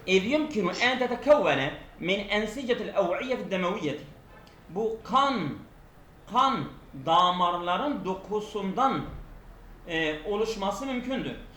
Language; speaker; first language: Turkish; non-native, local second language; Kurdish